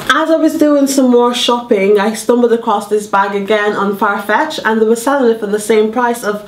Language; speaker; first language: English; native; English